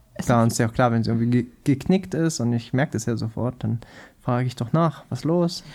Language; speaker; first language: German; native; German